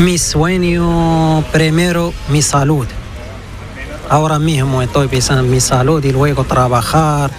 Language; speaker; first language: Spanish; non-native, learner; Arabic